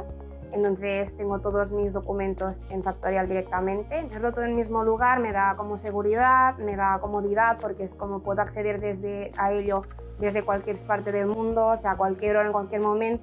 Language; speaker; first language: Spanish; native; Spanish